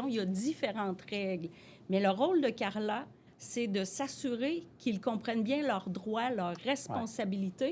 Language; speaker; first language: French; native; French